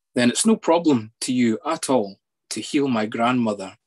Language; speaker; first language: English; native; English